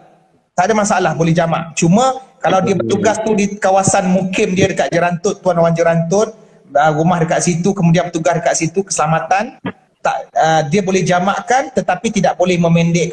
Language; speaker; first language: Malay; native; Malay